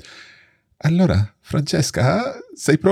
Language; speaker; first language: Italian; non-native, fluent; English